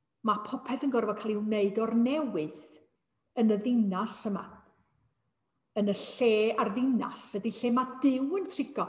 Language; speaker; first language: Welsh; native; Welsh